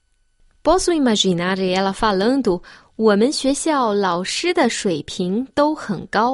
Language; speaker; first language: Portuguese; non-native, fluent; Chinese